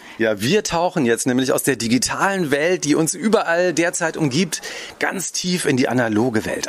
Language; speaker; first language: German; native; German